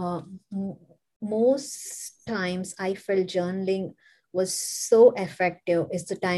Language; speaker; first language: English; non-native, local second language; Kannada